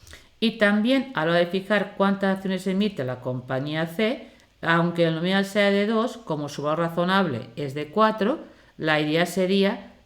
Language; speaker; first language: Spanish; native; Spanish